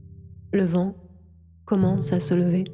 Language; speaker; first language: French; native; French